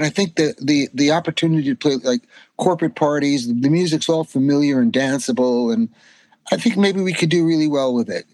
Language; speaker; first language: English; native; English